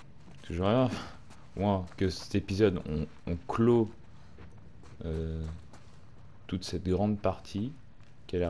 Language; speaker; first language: French; native; French